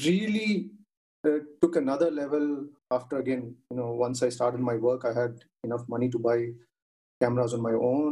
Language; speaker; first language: English; non-native, local second language; Tamil